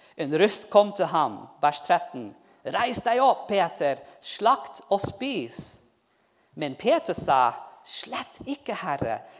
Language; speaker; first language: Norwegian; non-native, fluent; English